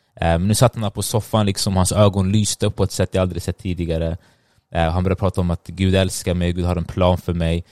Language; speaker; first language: Swedish; early bilingual, other home language; Tigrinya